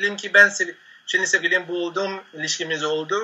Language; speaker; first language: Turkish; non-native, fluent; Spanish